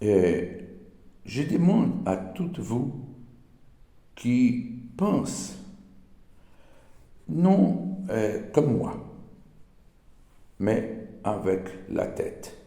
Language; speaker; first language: French; non-native, learner; Portuguese